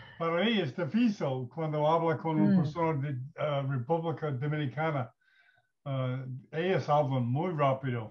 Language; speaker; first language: Spanish; non-native, learner; English